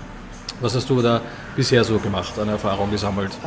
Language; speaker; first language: German; native; German